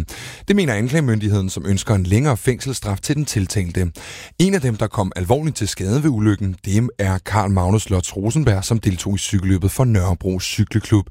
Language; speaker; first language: Danish; native; Danish